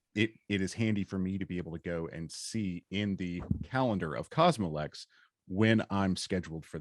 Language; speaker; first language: English; native; English